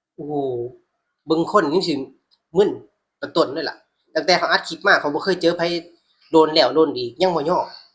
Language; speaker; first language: Thai; native; Thai